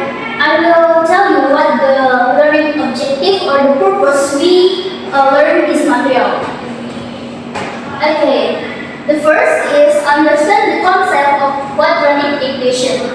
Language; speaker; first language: English; non-native, learner; Indonesian